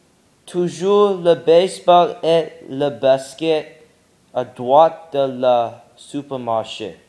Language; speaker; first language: French; non-native, learner; English